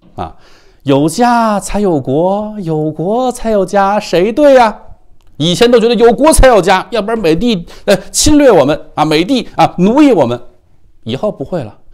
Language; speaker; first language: Chinese; native; Chinese